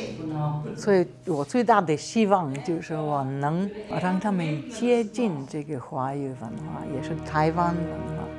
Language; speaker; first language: Chinese; non-native, fluent; Slovenian